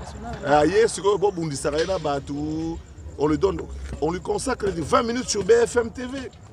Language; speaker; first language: French; non-native, local second language; Lingala